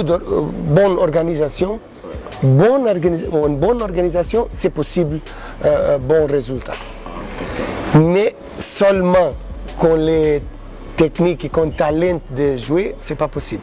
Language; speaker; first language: French; non-native, learner; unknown